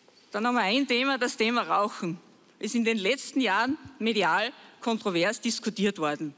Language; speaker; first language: German; native; German